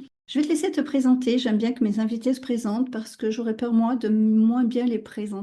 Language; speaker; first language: French; native; French